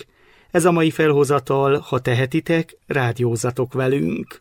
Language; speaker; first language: Hungarian; native; Hungarian